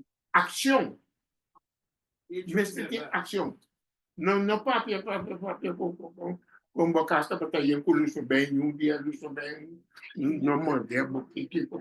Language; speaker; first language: Portuguese; non-native, learner; Papiamento